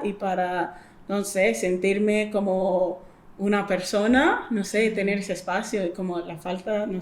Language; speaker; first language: Spanish; non-native, fluent; English